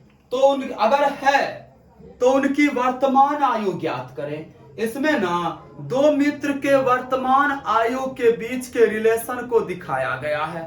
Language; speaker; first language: Hindi; native; Hindi